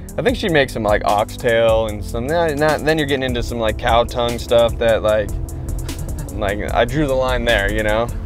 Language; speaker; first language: English; native; English